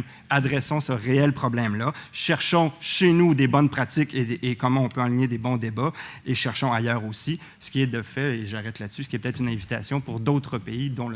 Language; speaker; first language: French; native; French